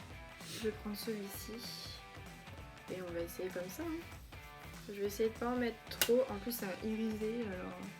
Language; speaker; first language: French; native; French